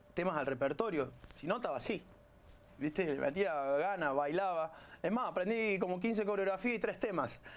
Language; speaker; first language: Spanish; native; Spanish